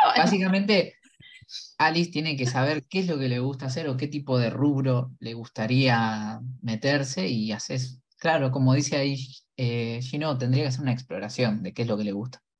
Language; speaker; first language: Spanish; native; Spanish